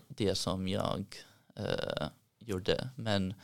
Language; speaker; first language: Swedish; early bilingual, heritage; Swedish